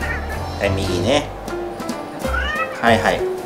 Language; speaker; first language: Japanese; native; Japanese